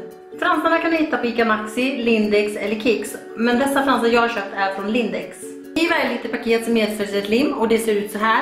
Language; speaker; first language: Swedish; native; Swedish